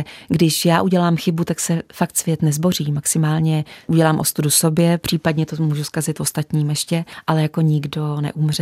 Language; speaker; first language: Czech; native; Czech